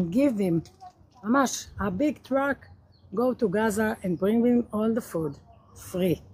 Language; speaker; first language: English; non-native, learner; Hebrew